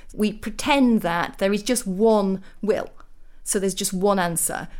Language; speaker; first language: English; native; English